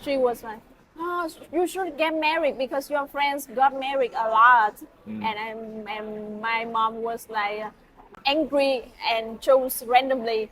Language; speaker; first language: English; non-native, learner; Vietnamese